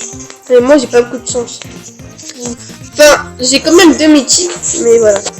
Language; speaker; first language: French; early bilingual, other home language; Romanian